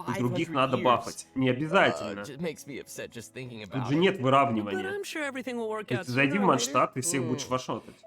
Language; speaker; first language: Russian; native; Russian